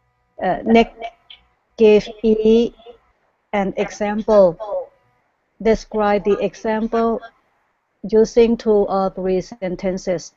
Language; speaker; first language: English; non-native, learner; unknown